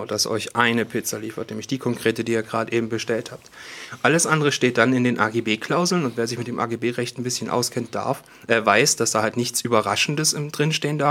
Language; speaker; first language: German; native; German